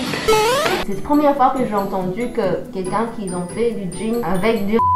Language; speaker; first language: French; non-native, fluent; Chinese